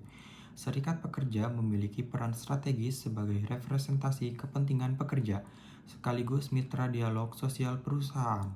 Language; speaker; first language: Indonesian; native; Indonesian